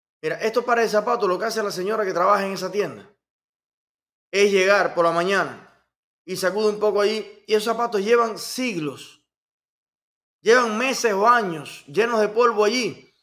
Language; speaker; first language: Spanish; native; Spanish